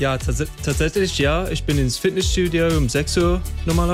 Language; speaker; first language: German; non-native, fluent; English